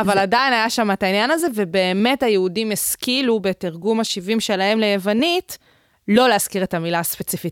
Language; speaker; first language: Hebrew; native; Hebrew